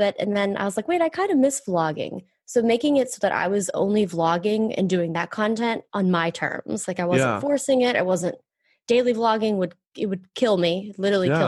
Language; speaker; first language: English; native; English